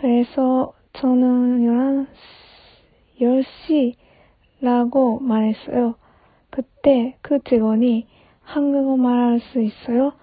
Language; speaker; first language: Korean; non-native, learner; Japanese